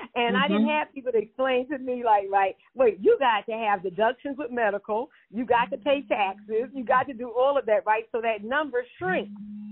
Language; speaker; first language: English; native; English